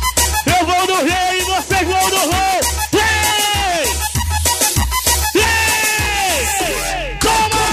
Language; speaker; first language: Portuguese; native; Portuguese